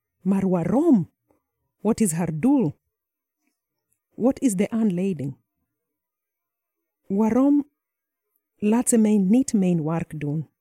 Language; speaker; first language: Dutch; non-native, fluent; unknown